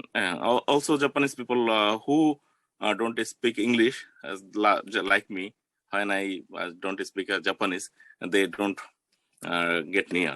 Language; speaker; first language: English; non-native, learner; Bangla